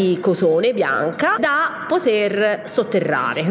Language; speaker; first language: Italian; native; Italian